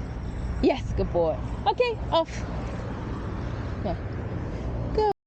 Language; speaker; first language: English; non-native, fluent; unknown